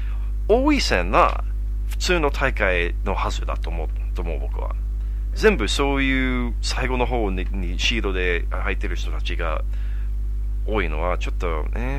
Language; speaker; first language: Japanese; non-native, fluent; English